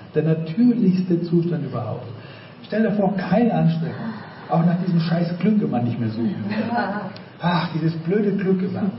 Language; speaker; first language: German; native; German